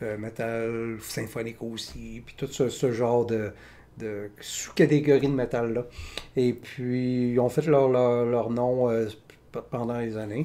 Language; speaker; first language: French; native; French